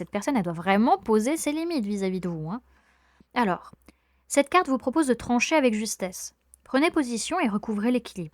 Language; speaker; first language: French; native; French